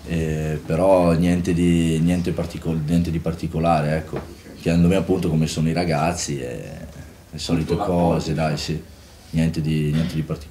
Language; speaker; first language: Italian; native; Italian